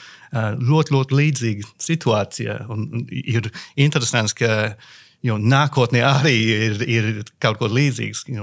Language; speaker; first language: Latvian; non-native, learner; English